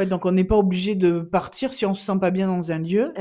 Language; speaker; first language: French; native; French